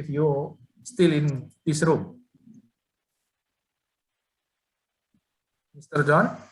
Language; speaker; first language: English; non-native, learner; Indonesian